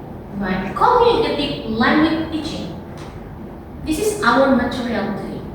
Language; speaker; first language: English; non-native, learner; Indonesian